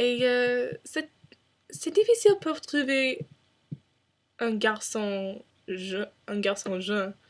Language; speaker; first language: French; non-native, learner; English